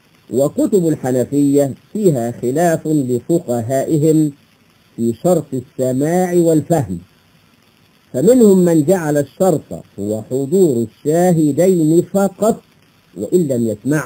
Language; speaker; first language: Arabic; native; Arabic